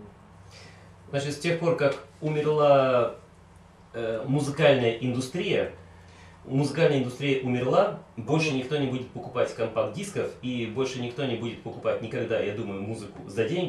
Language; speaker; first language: Russian; native; Russian